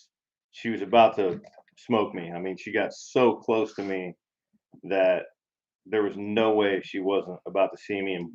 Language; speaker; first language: English; native; English